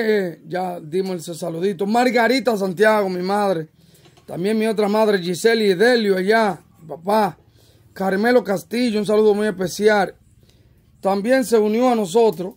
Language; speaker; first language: Spanish; native; Spanish